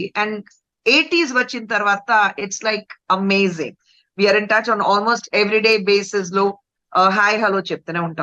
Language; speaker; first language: Telugu; non-native, fluent; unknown